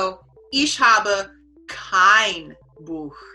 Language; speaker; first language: German; non-native, learner; English